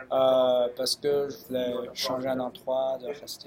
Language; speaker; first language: French; early bilingual, other home language; Chinese